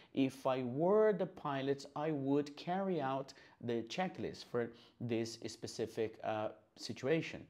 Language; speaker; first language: English; non-native, fluent; Portuguese